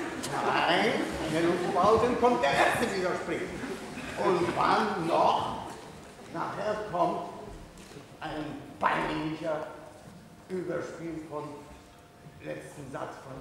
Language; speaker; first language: German; non-native, fluent; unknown